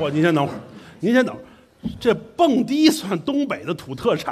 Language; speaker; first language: Chinese; native; Chinese